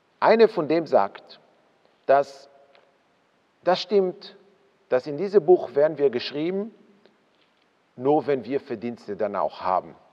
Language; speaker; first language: German; non-native, fluent; Hebrew